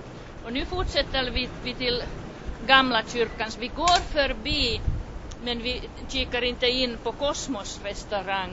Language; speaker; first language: Swedish; non-native, local second language; Finnish